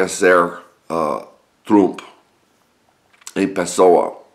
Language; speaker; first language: Portuguese; non-native, learner; English